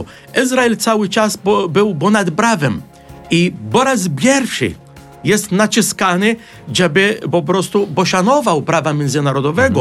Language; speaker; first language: Polish; non-native, fluent; Arabic